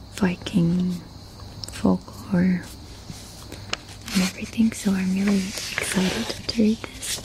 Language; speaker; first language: English; non-native, fluent; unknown